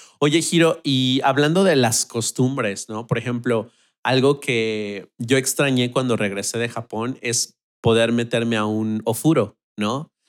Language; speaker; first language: Spanish; native; Spanish